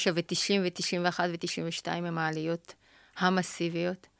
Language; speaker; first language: Hebrew; early bilingual, other home language; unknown